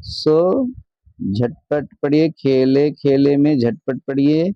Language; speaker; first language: Hindi; non-native, local second language; Telugu